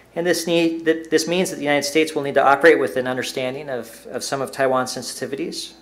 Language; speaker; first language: English; native; English